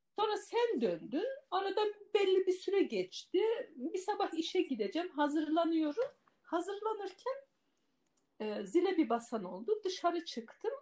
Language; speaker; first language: Turkish; native; Turkish